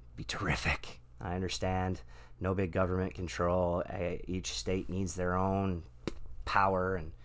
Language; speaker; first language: English; native; English